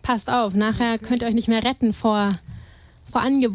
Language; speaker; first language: German; native; German